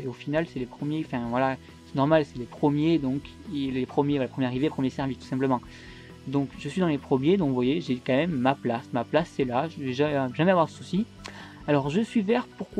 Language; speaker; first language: French; native; French